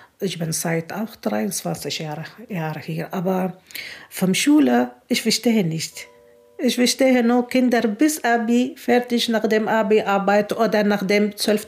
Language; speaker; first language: German; non-native, learner; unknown